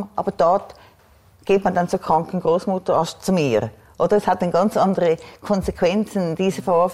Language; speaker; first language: German; native; German